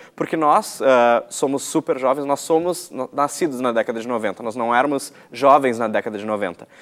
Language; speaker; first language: Portuguese; native; Portuguese